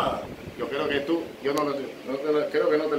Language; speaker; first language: Spanish; native; Spanish